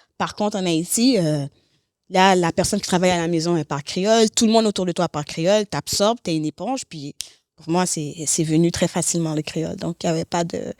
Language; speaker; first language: French; native; French